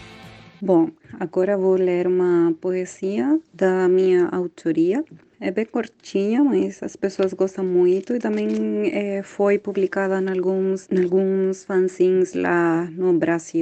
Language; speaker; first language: Portuguese; non-native, fluent; Spanish